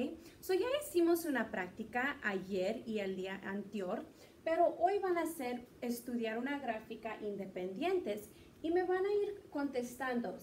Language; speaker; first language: Spanish; early bilingual, heritage; Spanish